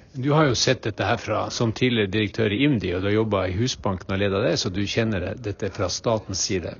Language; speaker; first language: Norwegian; native; Norwegian